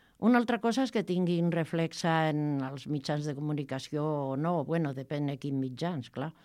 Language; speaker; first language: Catalan; non-native, local second language; Spanish